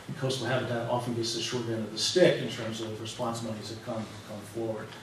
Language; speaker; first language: English; native; English